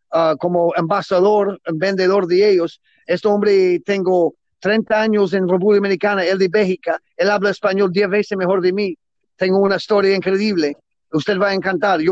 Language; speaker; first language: Spanish; native; Spanish